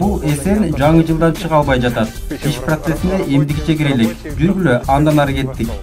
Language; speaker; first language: Kyrgyz; native; Kyrgyz